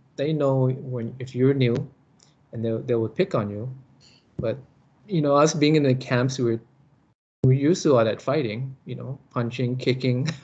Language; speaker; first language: English; early bilingual, other home language; Lao